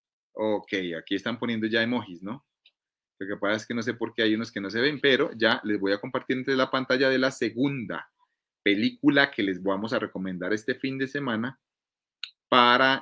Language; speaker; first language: Spanish; native; Spanish